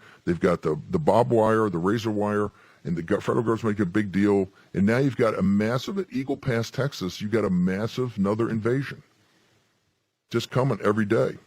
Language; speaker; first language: English; native; English